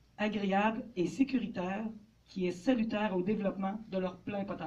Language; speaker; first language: French; native; French